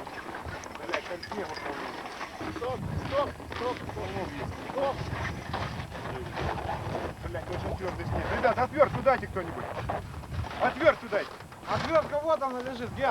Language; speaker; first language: Russian; native; Russian